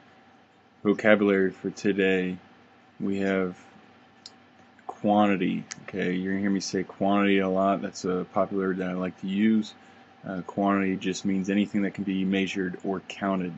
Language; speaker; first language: English; native; English